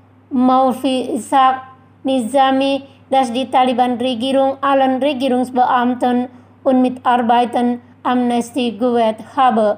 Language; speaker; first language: German; non-native, fluent; Indonesian